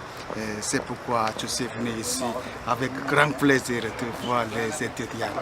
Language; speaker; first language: French; non-native, learner; Korean